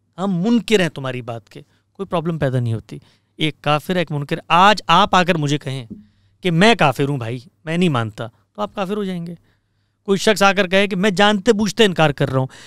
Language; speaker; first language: Urdu; native; Urdu